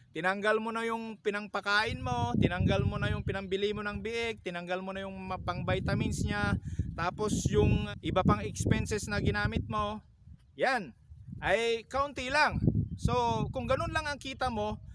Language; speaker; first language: Filipino; non-native, local second language; Iloko